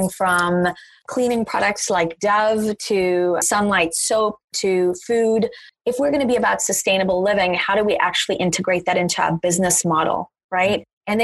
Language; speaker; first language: English; native; English